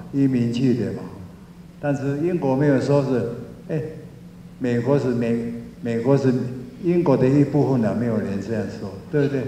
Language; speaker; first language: Chinese; non-native, local second language; Min Nan Chinese